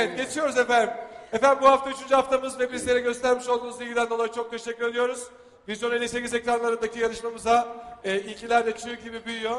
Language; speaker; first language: Turkish; native; Turkish